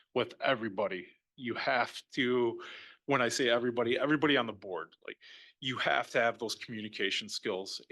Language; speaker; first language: English; native; English